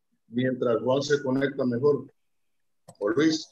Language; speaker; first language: Spanish; native; Spanish